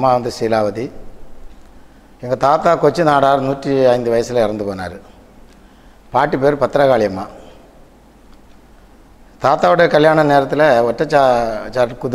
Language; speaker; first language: Tamil; native; Tamil